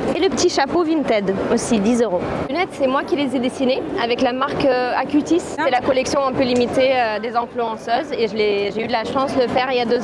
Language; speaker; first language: French; native; French